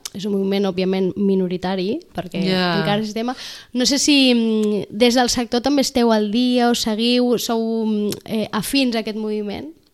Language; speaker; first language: Catalan; native; Catalan